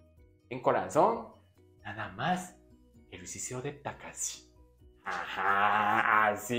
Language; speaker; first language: Spanish; non-native, learner; Japanese